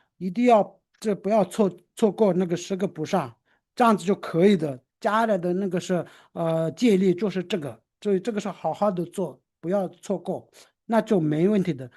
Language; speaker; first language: Chinese; non-native, local second language; Tibetan